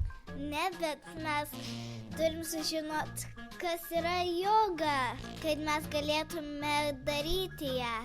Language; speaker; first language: Lithuanian; early bilingual, heritage; Lithuanian